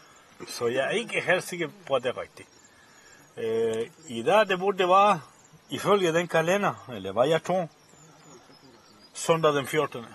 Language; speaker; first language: Danish; non-native, fluent; Spanish